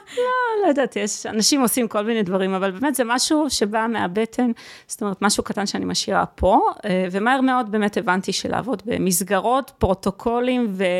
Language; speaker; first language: Hebrew; early bilingual, other home language; Russian